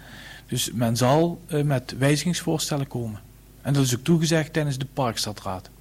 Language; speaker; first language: Dutch; native; Dutch